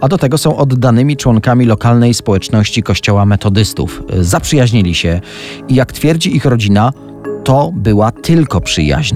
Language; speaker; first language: Polish; native; Polish